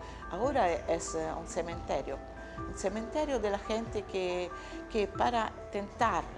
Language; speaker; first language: Spanish; non-native, learner; Italian